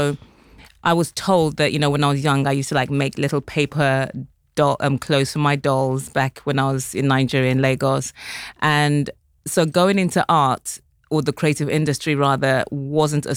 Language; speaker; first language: English; native; English